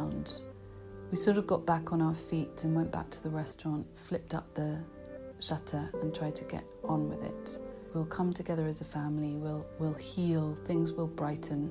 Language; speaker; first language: English; native; English